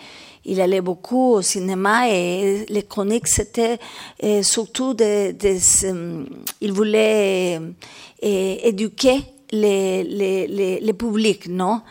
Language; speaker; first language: French; non-native, learner; Spanish